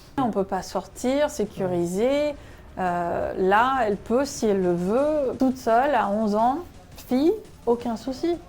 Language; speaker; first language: French; non-native, fluent; Spanish